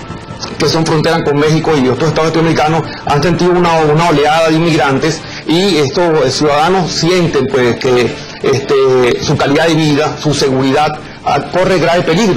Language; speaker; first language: Spanish; native; Spanish